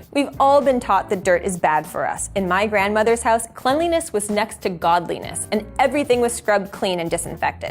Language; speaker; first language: English; native; English